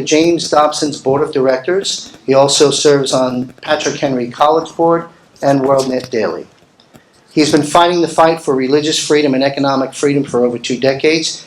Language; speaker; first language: English; native; English